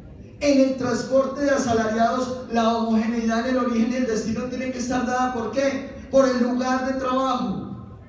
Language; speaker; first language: Spanish; native; Spanish